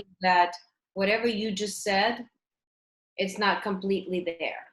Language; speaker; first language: English; early bilingual, other home language; Russian